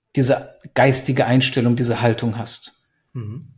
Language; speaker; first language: German; native; German